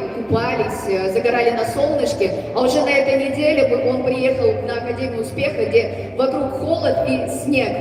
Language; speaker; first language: Russian; native; Russian